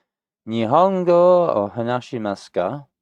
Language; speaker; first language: Japanese; non-native, learner; English